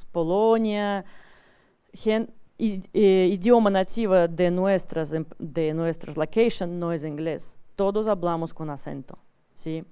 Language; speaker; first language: Spanish; non-native, learner; Russian